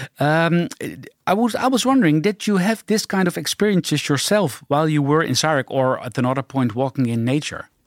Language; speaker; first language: English; non-native, fluent; Dutch